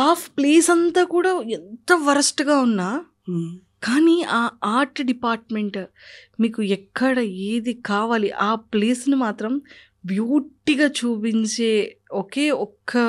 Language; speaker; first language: Telugu; native; Telugu